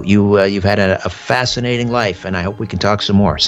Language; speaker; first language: English; native; English